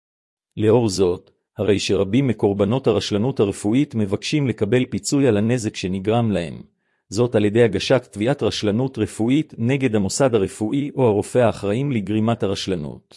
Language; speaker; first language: Hebrew; native; Hebrew